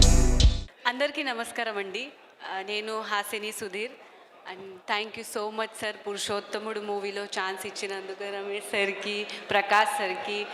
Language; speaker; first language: Telugu; non-native, fluent; Marathi